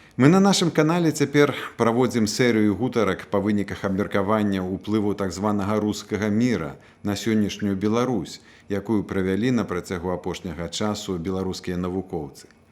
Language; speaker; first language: Belarusian; native; Belarusian